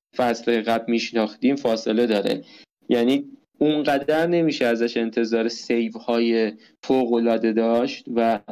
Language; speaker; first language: Persian; native; Persian